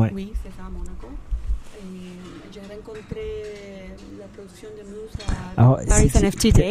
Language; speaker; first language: French; non-native, learner; Spanish